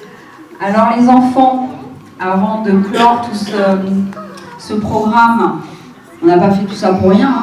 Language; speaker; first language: French; native; French